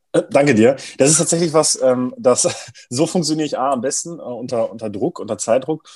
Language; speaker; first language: German; native; German